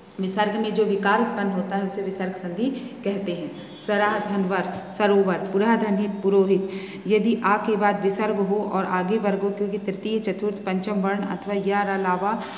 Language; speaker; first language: Hindi; native; Hindi